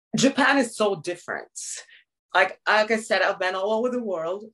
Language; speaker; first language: English; non-native, fluent; Russian